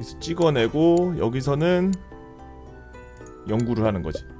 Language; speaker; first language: Korean; native; Korean